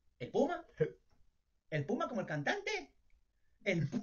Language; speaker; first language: Spanish; native; Spanish